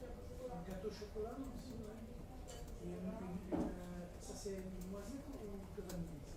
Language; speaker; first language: French; non-native, learner; German